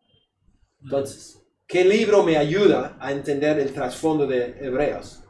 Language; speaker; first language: Spanish; non-native, fluent; English